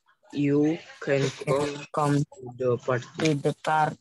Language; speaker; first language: English; non-native, learner; Indonesian